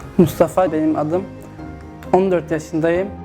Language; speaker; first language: Turkish; early bilingual, other home language; Arabic